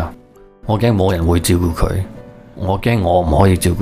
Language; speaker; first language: Cantonese; early bilingual, heritage; Cantonese